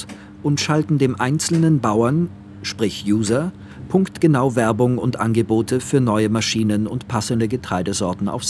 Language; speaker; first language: German; native; German